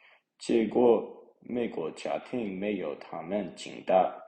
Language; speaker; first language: Chinese; non-native, learner; English